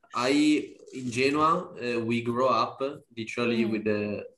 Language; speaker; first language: English; non-native, fluent; Italian